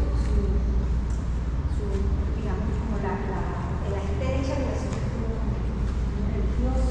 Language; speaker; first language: Spanish; native; Spanish